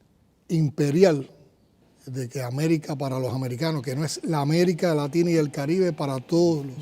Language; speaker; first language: Spanish; native; Spanish